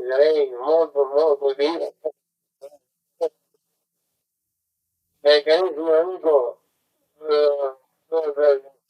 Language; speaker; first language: Italian; non-native, learner; Greek